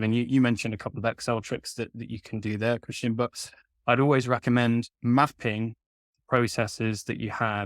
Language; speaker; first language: English; native; English